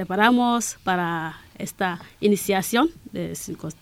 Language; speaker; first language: Spanish; non-native, learner; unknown